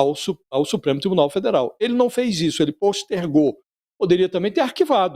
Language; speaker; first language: Portuguese; native; Portuguese